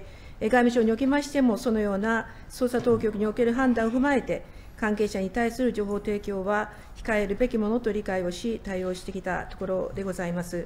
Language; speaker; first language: Japanese; native; Japanese